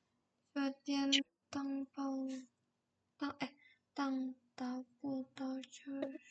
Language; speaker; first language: Chinese; non-native, learner; Indonesian